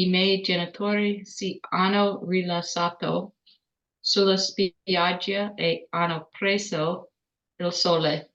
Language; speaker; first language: Italian; non-native, learner; English